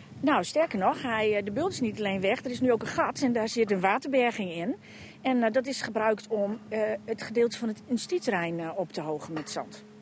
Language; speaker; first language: Dutch; native; Dutch